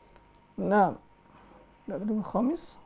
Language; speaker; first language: Arabic; non-native, fluent; Indonesian